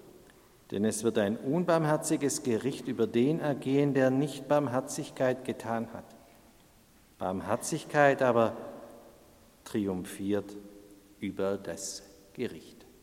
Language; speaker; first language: German; native; German